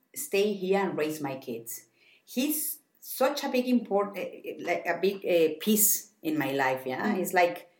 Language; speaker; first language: English; non-native, fluent; Spanish